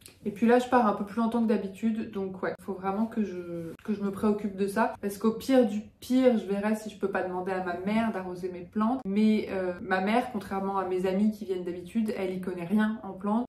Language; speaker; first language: French; native; French